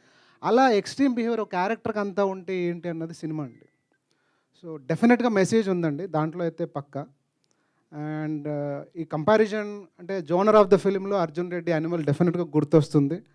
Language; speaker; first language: Telugu; native; Telugu